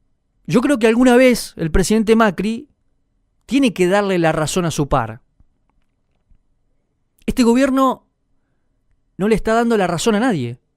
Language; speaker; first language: Spanish; native; Spanish